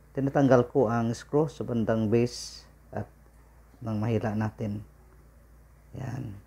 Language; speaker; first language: Filipino; non-native, local second language; Cebuano